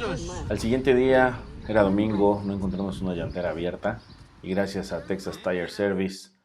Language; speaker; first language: Spanish; native; Spanish